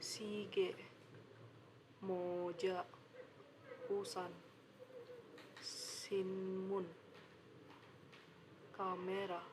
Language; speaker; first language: Korean; non-native, learner; Indonesian